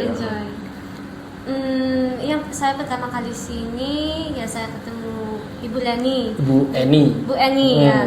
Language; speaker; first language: Indonesian; non-native, learner; Filipino